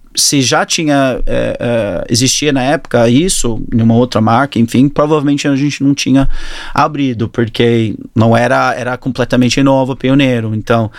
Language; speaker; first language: Portuguese; early bilingual, other home language; English